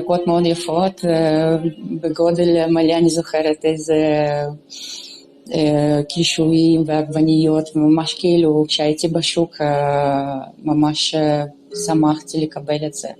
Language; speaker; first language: Hebrew; non-native, local second language; Romanian